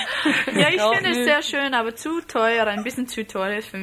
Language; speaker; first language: German; non-native, learner; English